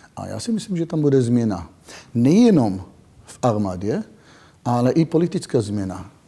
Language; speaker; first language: Czech; non-native, fluent; Hebrew